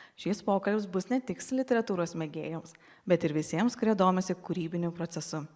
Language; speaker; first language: Lithuanian; native; Lithuanian